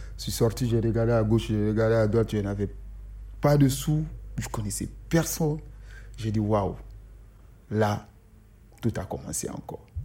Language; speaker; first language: French; non-native, local second language; Susu